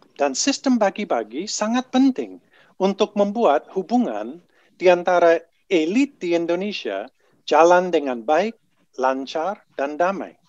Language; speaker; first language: Indonesian; non-native, fluent; English